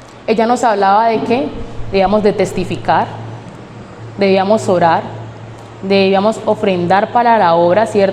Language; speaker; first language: Spanish; native; Spanish